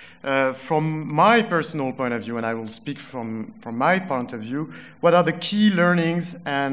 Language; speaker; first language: English; non-native, fluent; French